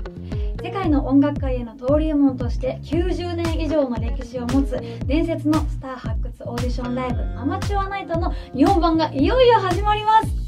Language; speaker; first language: Japanese; native; Japanese